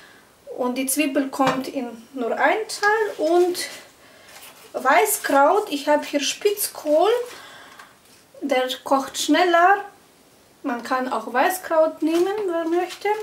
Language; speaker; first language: German; non-native, fluent; Russian